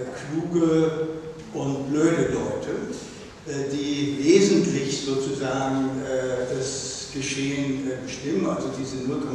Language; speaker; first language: German; native; German